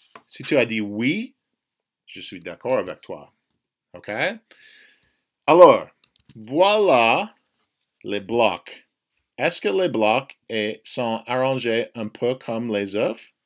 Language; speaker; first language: French; non-native, fluent; English